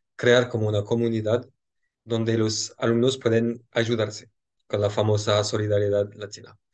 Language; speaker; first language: Spanish; non-native, fluent; French